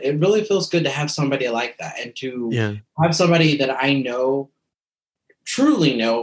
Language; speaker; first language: English; native; English